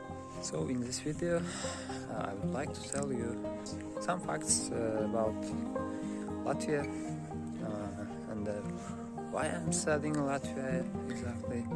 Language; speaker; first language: English; non-native, learner; Uzbek